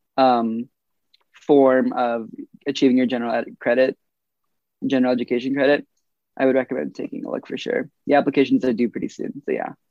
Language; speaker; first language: English; native; English